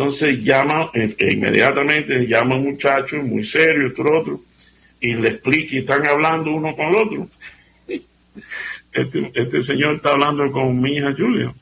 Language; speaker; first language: Spanish; native; Spanish